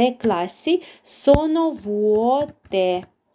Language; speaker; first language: Italian; non-native, fluent; Ukrainian